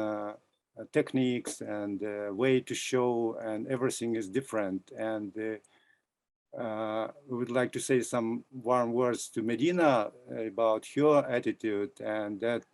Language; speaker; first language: English; non-native, fluent; Russian